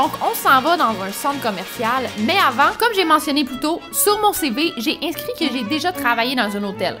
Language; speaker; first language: French; native; French